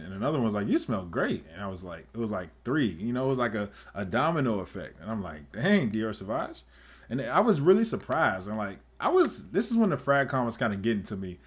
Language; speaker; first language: English; native; English